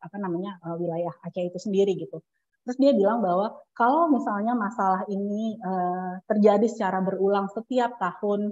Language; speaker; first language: Indonesian; native; Indonesian